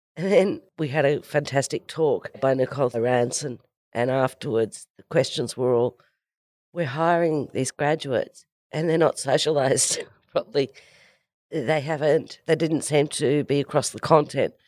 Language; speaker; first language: English; native; English